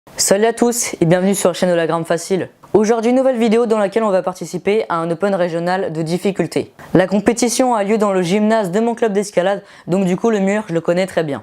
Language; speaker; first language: French; native; French